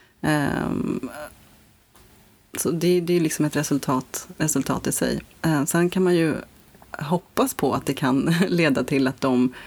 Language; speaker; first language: Swedish; native; Swedish